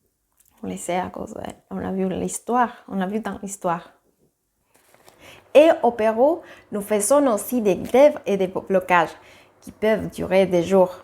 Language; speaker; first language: French; non-native, fluent; Spanish